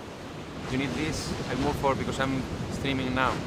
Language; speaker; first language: English; non-native, fluent; Spanish